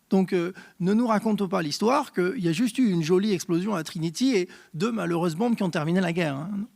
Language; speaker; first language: French; native; French